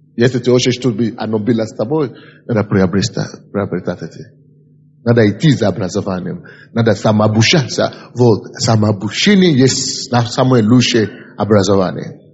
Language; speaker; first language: Russian; non-native, fluent; Yoruba